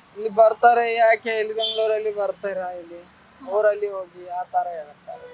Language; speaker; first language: Kannada; non-native, learner; Hindi